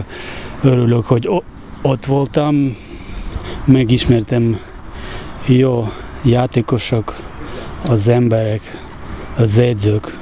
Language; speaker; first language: Hungarian; non-native, learner; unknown